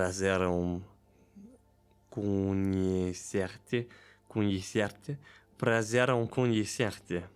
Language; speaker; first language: Portuguese; non-native, learner; German